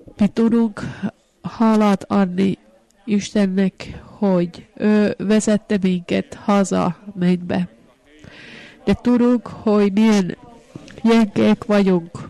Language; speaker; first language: Hungarian; non-native, fluent; Finnish